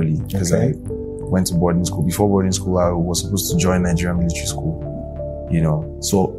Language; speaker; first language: English; non-native, local second language; Yoruba